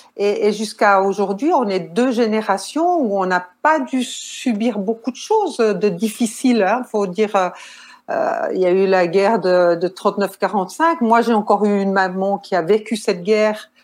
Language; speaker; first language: French; native; French